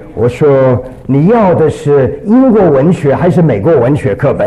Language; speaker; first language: Chinese; early bilingual, other home language; English